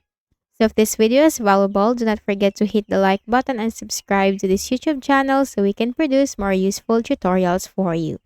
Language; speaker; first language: English; non-native, local second language; Filipino